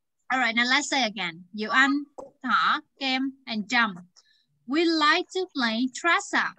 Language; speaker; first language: English; non-native, fluent; Vietnamese